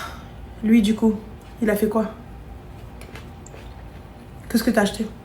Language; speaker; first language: French; native; French